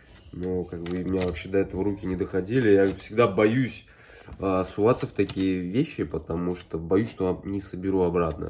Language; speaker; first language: Russian; native; Russian